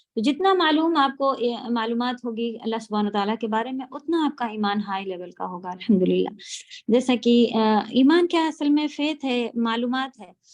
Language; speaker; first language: Urdu; native; Urdu